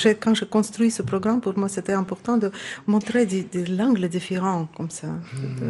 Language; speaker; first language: French; non-native, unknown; Russian